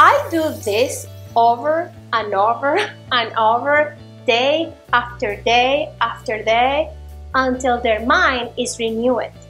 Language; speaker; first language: English; non-native, fluent; Spanish